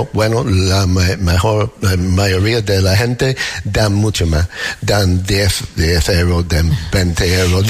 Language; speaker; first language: Spanish; non-native, learner; English